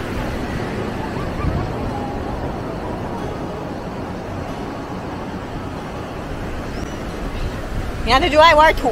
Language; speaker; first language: Chinese; native; Chinese